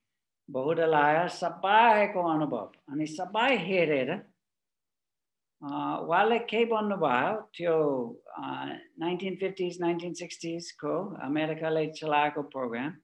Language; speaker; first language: Nepali; non-native, fluent; English